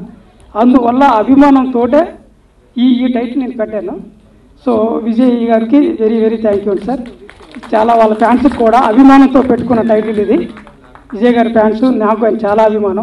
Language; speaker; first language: Telugu; native; Telugu